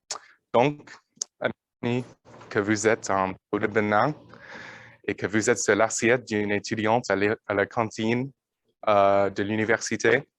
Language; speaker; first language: French; non-native, learner; English